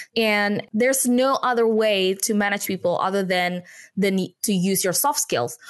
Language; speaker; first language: English; non-native, fluent; Indonesian